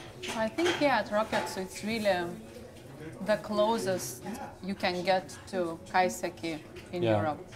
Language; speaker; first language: English; non-native, fluent; Lithuanian